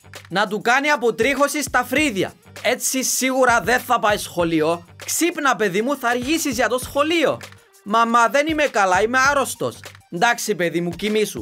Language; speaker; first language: Greek; native; Greek